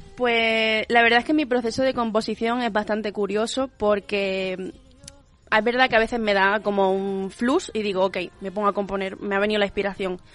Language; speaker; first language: Spanish; native; Spanish